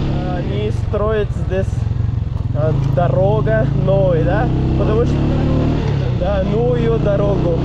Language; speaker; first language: Russian; non-native, learner; Pashto